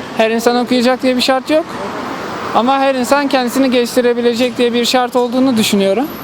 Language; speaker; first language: Turkish; native; Turkish